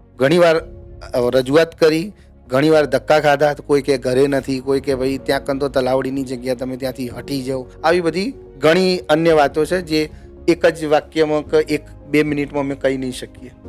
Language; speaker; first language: Gujarati; native; Gujarati